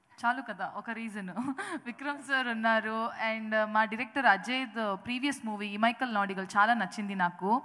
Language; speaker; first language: Telugu; non-native, learner; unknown